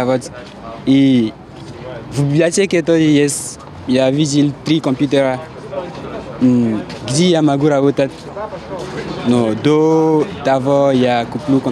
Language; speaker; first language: Russian; non-native, learner; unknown